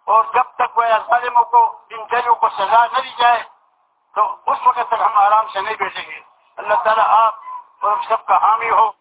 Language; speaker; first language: Urdu; non-native, local second language; Pashto